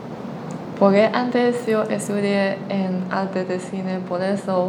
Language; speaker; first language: Spanish; non-native, learner; Chinese